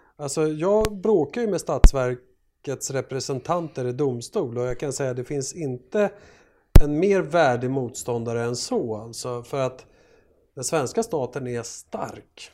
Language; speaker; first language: Swedish; native; Swedish